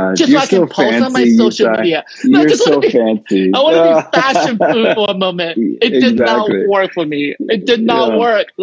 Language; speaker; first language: English; non-native, fluent; Chinese